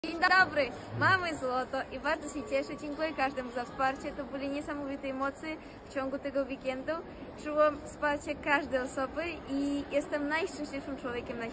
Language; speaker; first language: Polish; non-native, fluent; Russian